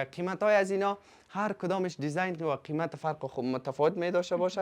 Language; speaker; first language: Persian; native; Persian